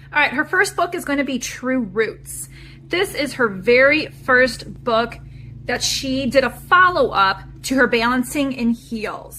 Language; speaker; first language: English; native; English